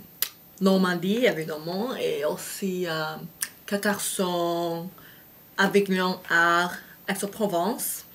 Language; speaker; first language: French; non-native, fluent; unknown